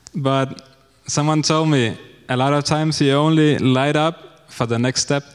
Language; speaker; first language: English; non-native, fluent; Danish